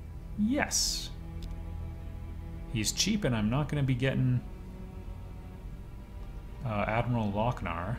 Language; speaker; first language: English; native; English